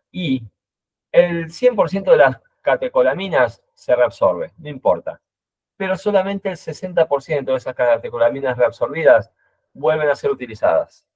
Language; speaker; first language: Spanish; native; Spanish